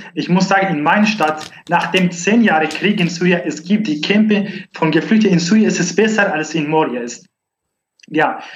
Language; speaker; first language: German; non-native, learner; Arabic